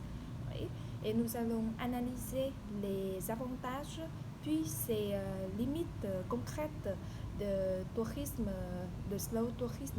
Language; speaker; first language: French; non-native, learner; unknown